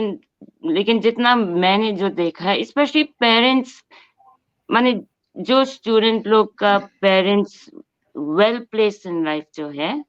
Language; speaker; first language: Hindi; non-native, local second language; Bangla